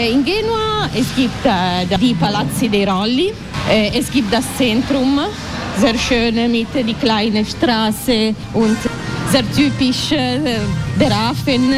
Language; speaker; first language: German; non-native, learner; Italian